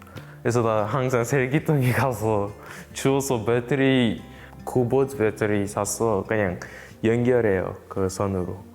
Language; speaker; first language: Korean; early bilingual, other home language; English